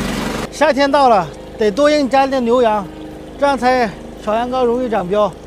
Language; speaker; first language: Chinese; native; Chinese